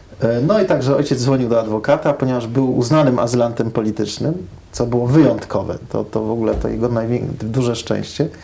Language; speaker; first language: Polish; early bilingual, heritage; Polish